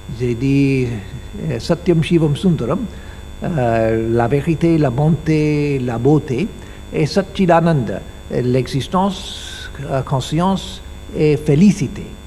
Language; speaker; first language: French; non-native, learner; English